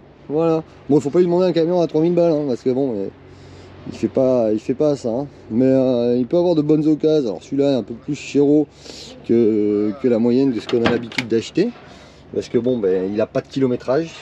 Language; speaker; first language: French; native; French